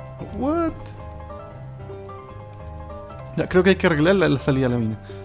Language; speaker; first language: Spanish; native; Spanish